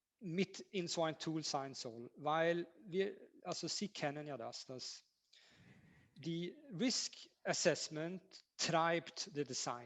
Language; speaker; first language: German; non-native, fluent; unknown